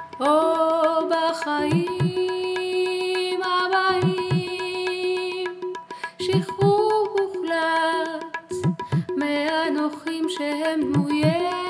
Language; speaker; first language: Hebrew; native; Hebrew